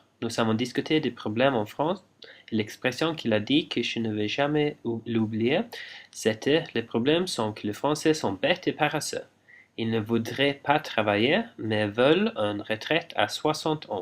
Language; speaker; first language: French; non-native, fluent; English